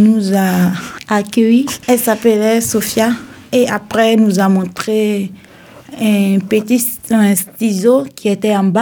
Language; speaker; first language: French; non-native, learner; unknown